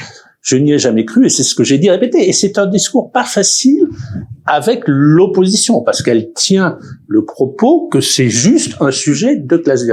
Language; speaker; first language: French; native; French